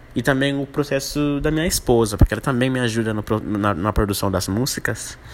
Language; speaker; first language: Portuguese; non-native, fluent; English